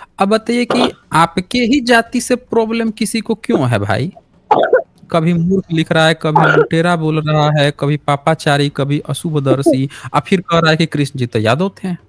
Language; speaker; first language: Hindi; native; Hindi